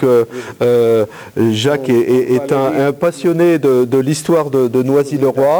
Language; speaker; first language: French; native; French